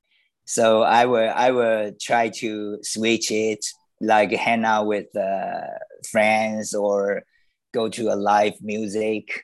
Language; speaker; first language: English; non-native, learner; Chinese